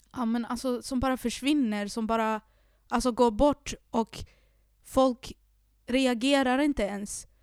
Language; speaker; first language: Swedish; early bilingual, other home language; Arabic